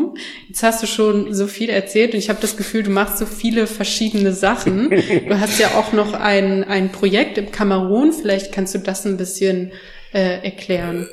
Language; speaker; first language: German; native; German